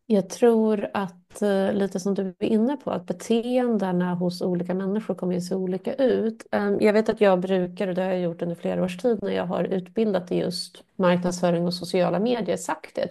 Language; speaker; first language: Swedish; native; Swedish